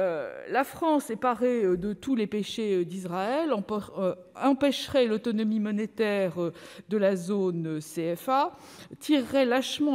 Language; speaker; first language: French; native; French